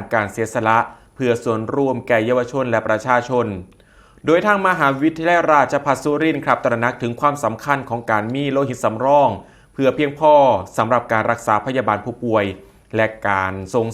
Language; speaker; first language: Thai; non-native, local second language; Northeastern Thai